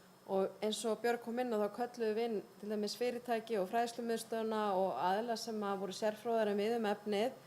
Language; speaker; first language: Icelandic; native; Icelandic